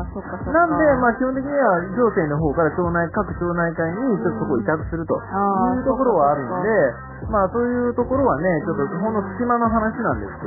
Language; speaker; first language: Japanese; native; Japanese